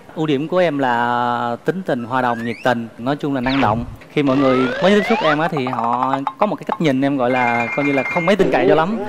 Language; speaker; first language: Vietnamese; native; Vietnamese